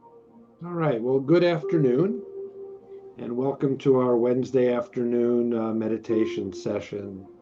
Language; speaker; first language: English; native; English